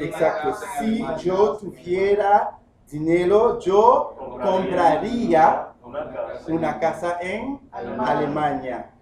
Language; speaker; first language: Spanish; non-native, fluent; Haitian Creole